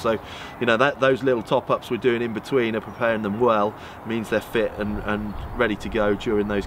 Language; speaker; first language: English; native; English